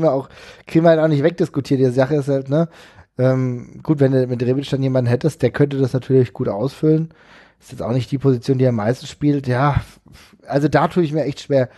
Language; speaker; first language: German; native; German